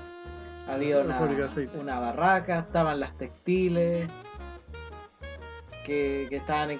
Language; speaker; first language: Spanish; native; Spanish